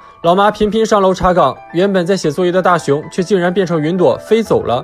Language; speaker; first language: Chinese; native; Chinese